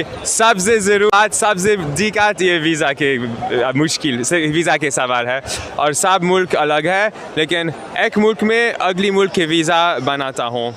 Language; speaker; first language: Hindi; non-native, learner; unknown